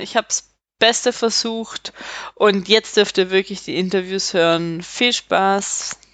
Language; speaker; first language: German; native; German